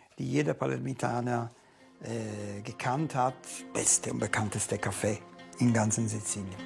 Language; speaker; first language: German; non-native, fluent; Italian